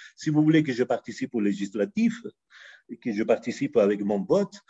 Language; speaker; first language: French; non-native, fluent; Spanish